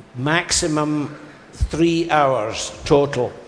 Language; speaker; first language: English; native; English